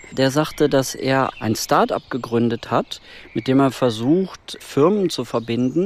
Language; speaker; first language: German; native; German